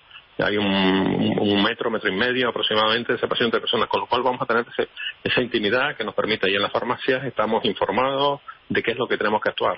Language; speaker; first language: Spanish; native; Spanish